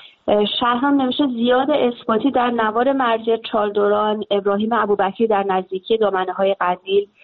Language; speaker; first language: Persian; native; Persian